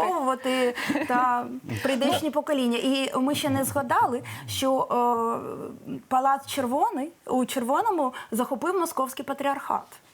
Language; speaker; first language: Ukrainian; native; Ukrainian